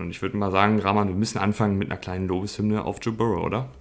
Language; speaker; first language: German; native; German